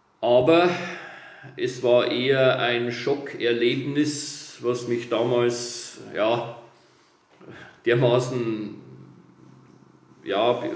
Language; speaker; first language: German; native; German